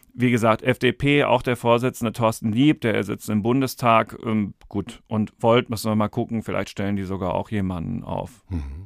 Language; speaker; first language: German; native; German